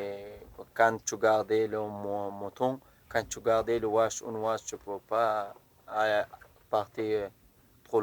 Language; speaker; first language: French; non-native, learner; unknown